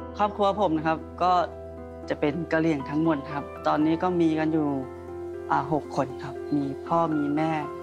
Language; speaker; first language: Thai; non-native, local second language; Karen languages